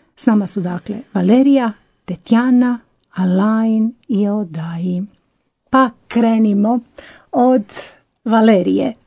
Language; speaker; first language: Croatian; native; Croatian